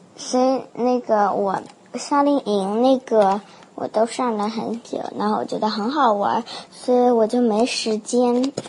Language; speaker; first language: Chinese; early bilingual, heritage; Chinese